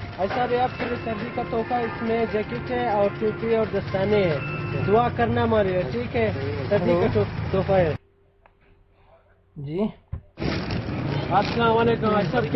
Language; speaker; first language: Hindi; non-native, local second language; Pashto